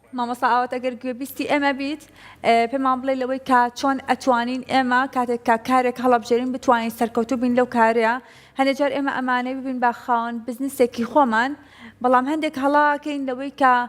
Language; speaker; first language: Central Kurdish; native; Central Kurdish